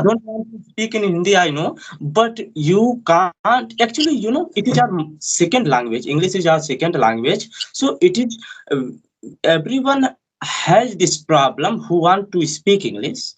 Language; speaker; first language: English; non-native, learner; Hindi